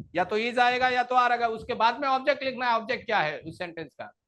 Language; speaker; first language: Hindi; non-native, local second language; Marathi